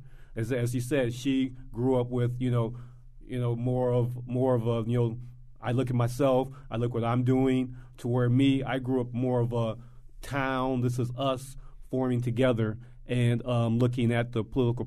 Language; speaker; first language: English; native; English